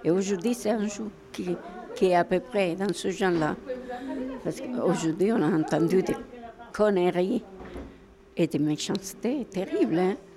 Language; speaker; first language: French; non-native, fluent; Spanish